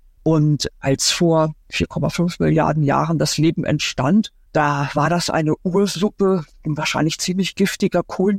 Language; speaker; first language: German; native; German